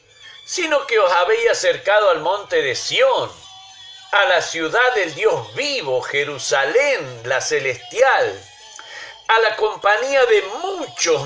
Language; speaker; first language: Spanish; native; Spanish